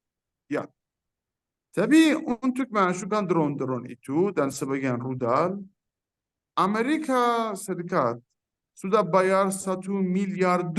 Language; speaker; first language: Indonesian; non-native, fluent; Persian